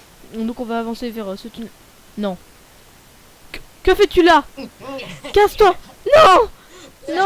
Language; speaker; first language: French; native; French